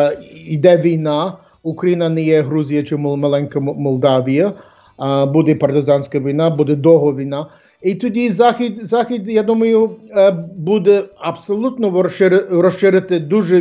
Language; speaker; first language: Ukrainian; early bilingual, heritage; English